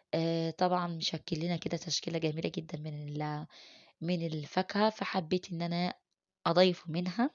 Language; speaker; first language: Arabic; native; Arabic